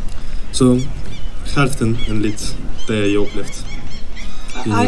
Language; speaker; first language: Swedish; non-native, fluent; Ukrainian